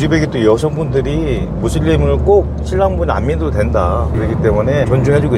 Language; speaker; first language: Korean; native; Korean